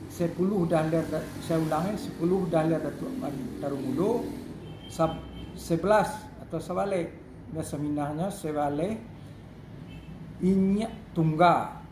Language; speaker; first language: Indonesian; non-native, local second language; Minangkabau